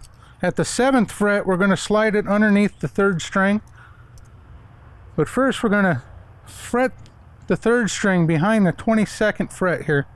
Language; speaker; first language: English; native; English